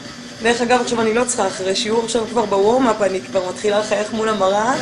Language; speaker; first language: Hebrew; native; Hebrew